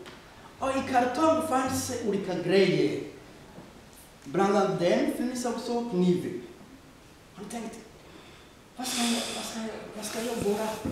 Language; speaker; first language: Swedish; non-native, fluent; Rundi